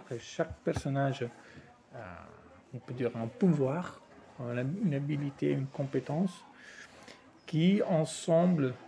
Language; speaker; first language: French; non-native, fluent; Italian